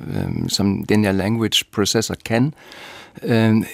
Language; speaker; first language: Danish; native; Danish